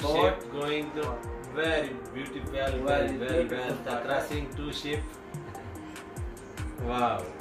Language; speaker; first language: English; non-native, learner; Urdu